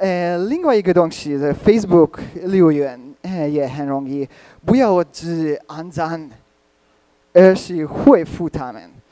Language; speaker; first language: Chinese; non-native, learner; Hungarian